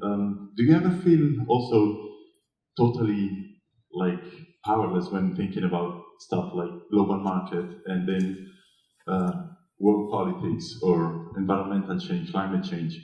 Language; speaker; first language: English; non-native, fluent; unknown